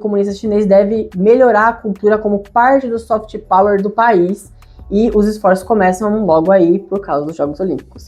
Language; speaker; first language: Portuguese; native; Portuguese